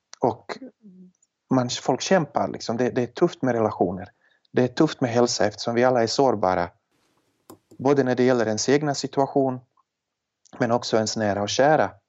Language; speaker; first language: Swedish; non-native, fluent; Serbian